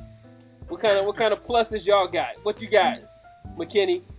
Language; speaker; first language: English; native; English